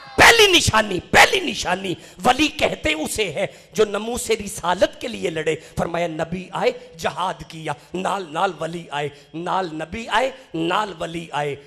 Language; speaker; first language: Urdu; non-native, local second language; Punjabi